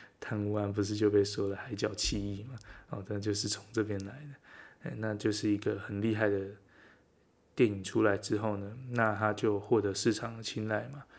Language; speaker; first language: Chinese; native; Chinese